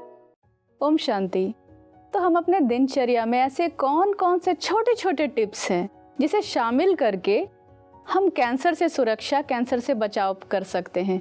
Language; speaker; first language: Hindi; native; Hindi